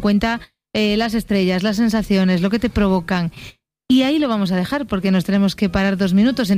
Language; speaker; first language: Spanish; native; Spanish